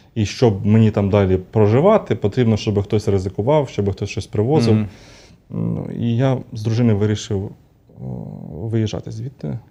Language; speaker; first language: Ukrainian; native; Ukrainian